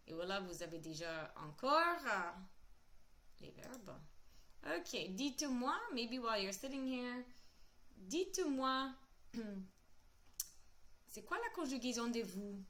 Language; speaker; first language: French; non-native, fluent; English